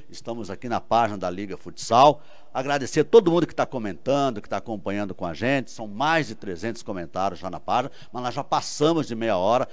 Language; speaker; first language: Portuguese; native; Portuguese